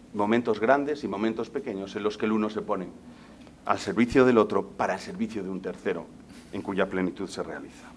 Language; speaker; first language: Spanish; native; Spanish